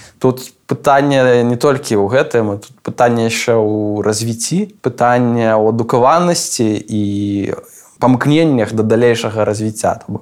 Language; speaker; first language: Belarusian; non-native, local second language; Russian